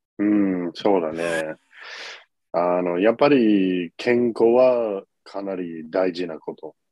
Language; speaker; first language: Japanese; non-native, fluent; English